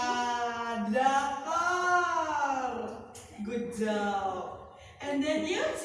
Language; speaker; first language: English; non-native, learner; Indonesian